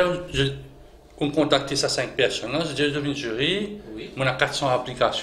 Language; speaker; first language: French; non-native, local second language; Morisyen